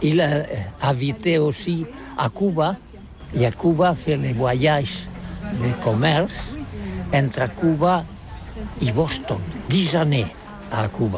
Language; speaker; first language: French; non-native, learner; Catalan